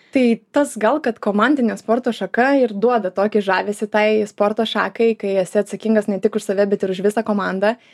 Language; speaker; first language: Lithuanian; native; Lithuanian